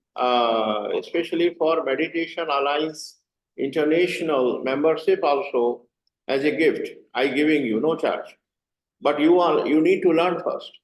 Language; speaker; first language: English; non-native, learner; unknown